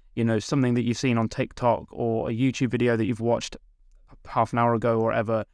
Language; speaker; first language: English; native; English